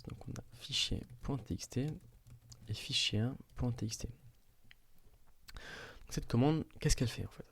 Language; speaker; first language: French; native; French